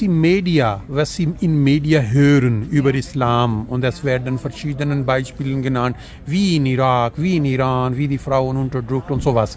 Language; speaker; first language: German; non-native, learner; Urdu